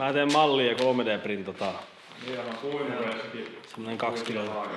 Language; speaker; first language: Finnish; native; Finnish